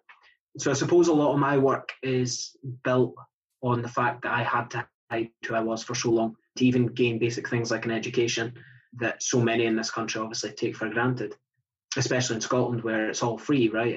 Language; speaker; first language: English; native; English